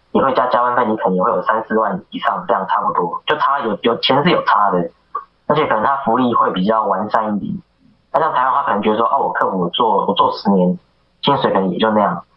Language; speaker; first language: Chinese; native; Chinese